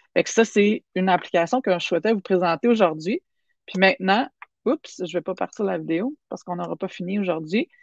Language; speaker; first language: French; native; French